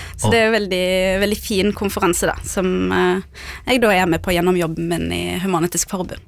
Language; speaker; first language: Norwegian; early bilingual, other home language; Arabic